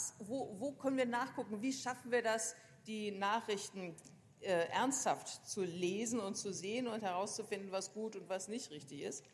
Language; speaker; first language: German; native; German